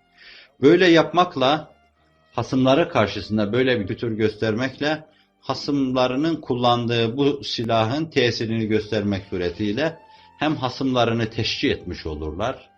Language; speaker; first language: Turkish; native; Turkish